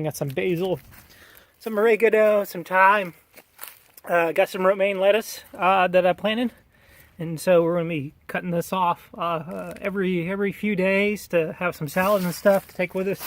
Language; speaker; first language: English; native; English